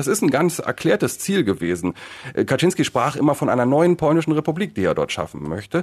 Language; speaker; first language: German; native; German